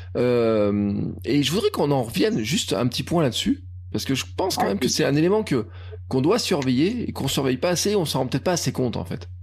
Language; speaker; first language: French; native; French